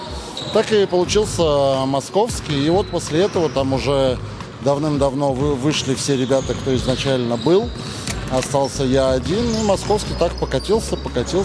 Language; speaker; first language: Russian; native; Russian